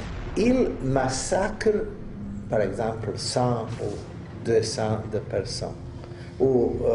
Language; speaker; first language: French; non-native, learner; Serbian